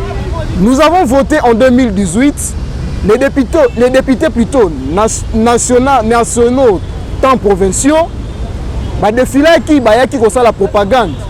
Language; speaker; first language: French; non-native, local second language; Lingala